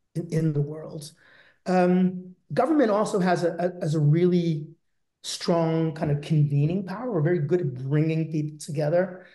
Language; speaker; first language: English; native; English